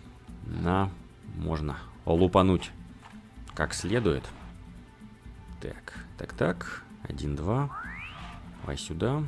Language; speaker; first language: Russian; native; Russian